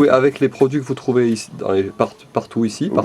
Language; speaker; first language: French; native; French